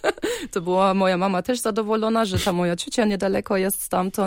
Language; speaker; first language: Polish; early bilingual, heritage; Polish